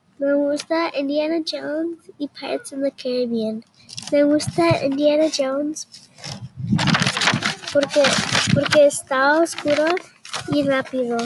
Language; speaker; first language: Spanish; early bilingual, heritage; Spanish